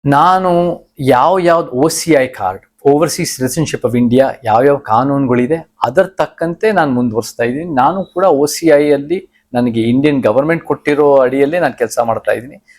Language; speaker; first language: Kannada; early bilingual, heritage; Kannada